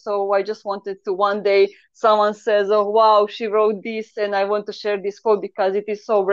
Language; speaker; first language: English; non-native, learner; Croatian